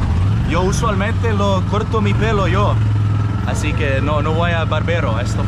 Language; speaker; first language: Spanish; non-native, learner; English